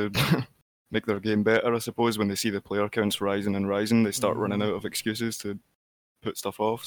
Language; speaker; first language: English; native; English